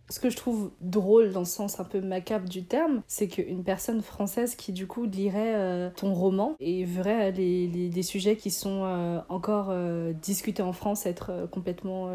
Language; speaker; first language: French; native; French